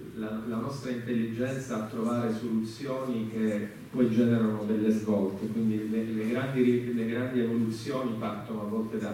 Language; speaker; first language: Italian; native; Italian